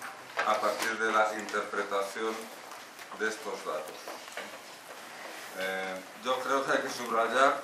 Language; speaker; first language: Spanish; native; Spanish